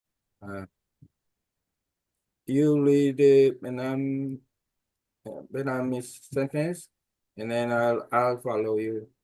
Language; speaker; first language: English; non-native, learner; Korean